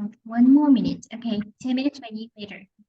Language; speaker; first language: English; non-native, fluent; Vietnamese